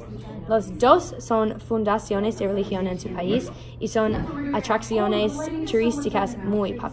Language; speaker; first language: Spanish; non-native, learner; English